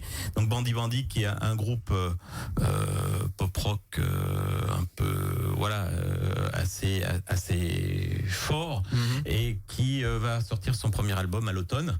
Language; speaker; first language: French; native; French